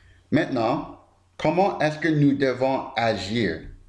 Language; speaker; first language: French; non-native, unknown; English